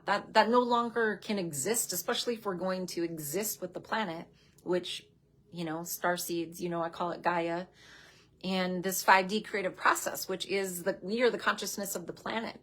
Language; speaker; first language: English; native; English